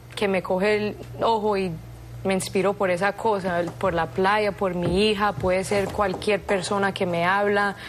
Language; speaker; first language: Spanish; early bilingual, heritage; Spanish